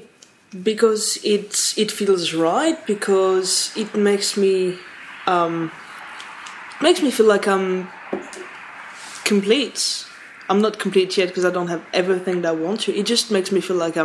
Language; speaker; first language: English; non-native, fluent; French